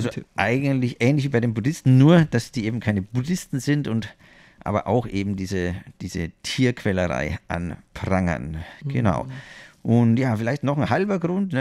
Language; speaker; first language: German; native; German